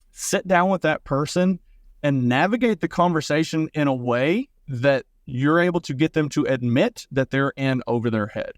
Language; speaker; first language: English; native; English